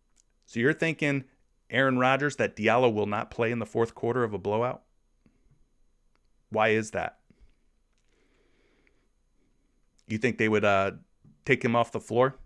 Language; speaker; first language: English; native; English